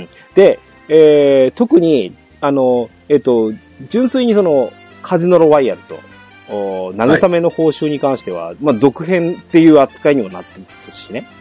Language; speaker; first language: Japanese; native; Japanese